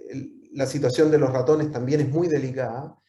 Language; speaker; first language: Spanish; native; Spanish